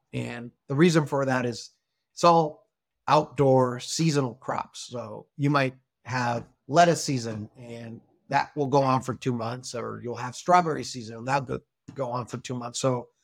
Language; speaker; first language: English; non-native, fluent; Spanish